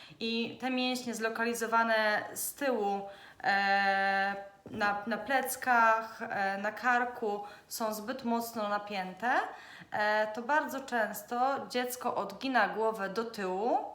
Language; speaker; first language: Polish; native; Polish